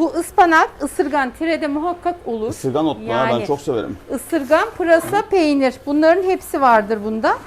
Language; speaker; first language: Turkish; native; Turkish